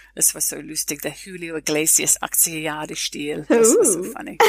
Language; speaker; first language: German; non-native, learner; English